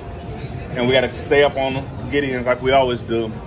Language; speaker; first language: English; native; English